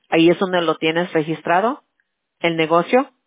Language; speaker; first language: Spanish; early bilingual, heritage; Spanish